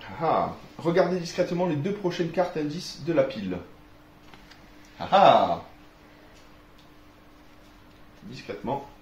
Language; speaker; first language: French; native; French